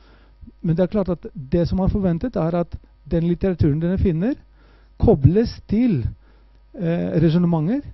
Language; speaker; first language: Norwegian; non-native, fluent; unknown